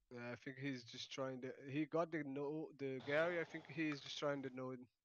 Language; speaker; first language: English; non-native, fluent; Portuguese